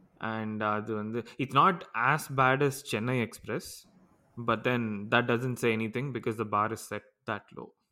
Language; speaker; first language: English; non-native, local second language; Tamil